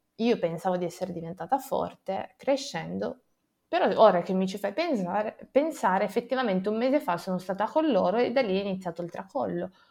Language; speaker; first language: Italian; native; Italian